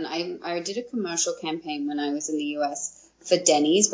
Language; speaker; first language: English; native; English